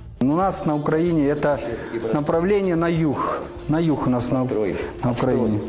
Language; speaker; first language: Ukrainian; non-native, local second language; Russian